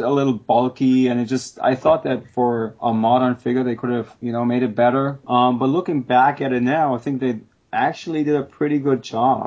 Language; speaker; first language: English; non-native, fluent; German